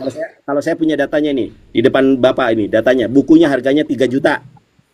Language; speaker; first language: Indonesian; native; Indonesian